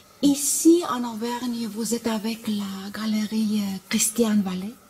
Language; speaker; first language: French; non-native, learner; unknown